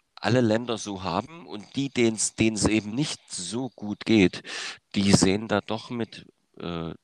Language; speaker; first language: German; native; German